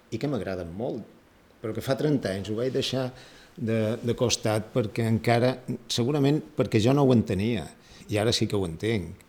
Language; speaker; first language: Catalan; native; Catalan